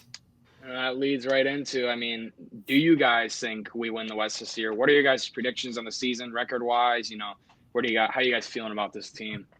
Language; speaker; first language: English; native; English